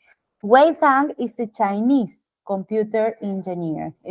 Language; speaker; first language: English; non-native, fluent; Spanish